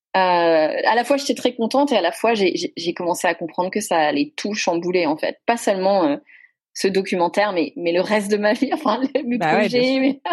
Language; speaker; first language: French; native; French